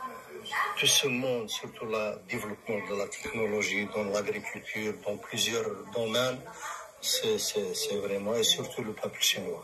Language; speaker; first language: French; non-native, local second language; Arabic